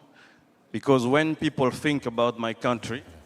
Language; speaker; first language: English; non-native, learner; French